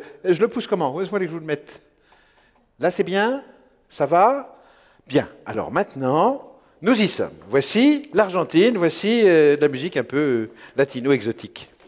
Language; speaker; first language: French; native; French